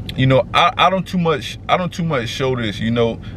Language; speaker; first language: English; native; English